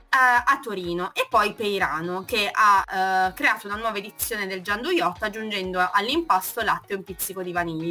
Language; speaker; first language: Italian; native; Italian